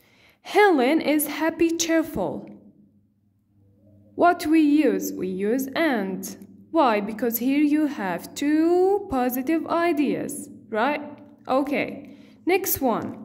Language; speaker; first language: English; non-native, fluent; Arabic